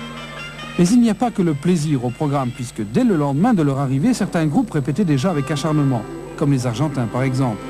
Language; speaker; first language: French; native; French